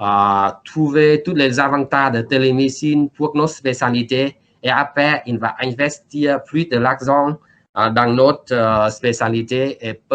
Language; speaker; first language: French; non-native, learner; Vietnamese